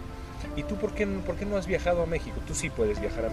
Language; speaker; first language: Spanish; native; Spanish